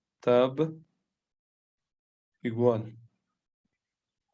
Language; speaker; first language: Spanish; non-native, fluent; Persian